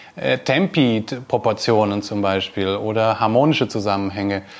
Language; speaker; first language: German; native; German